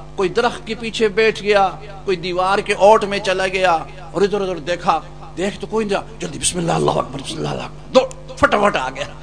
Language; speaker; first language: Urdu; non-native, local second language; Punjabi